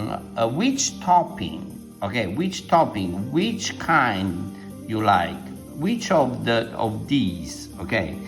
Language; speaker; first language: English; non-native, fluent; Italian